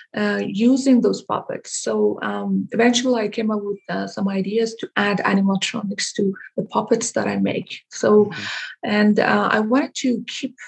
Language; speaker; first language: English; non-native, fluent; Persian